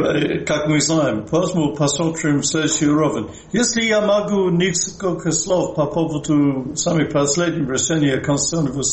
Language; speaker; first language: Russian; non-native, fluent; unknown